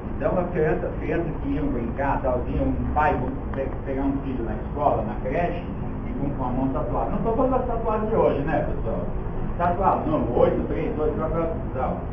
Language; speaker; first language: Portuguese; early bilingual, other home language; Yiddish